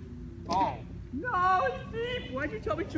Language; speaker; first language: English; native; English